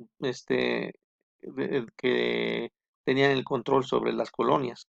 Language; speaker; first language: Spanish; native; Spanish